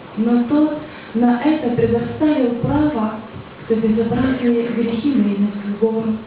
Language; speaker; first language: Russian; non-native, local second language; Ukrainian